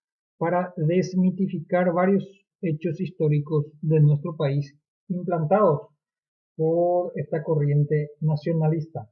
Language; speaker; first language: Spanish; native; Spanish